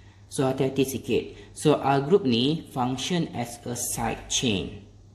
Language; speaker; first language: English; non-native, local second language; Malay